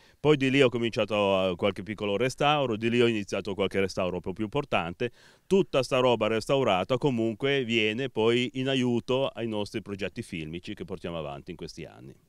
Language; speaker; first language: Italian; native; Italian